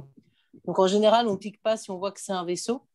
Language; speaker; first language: French; native; French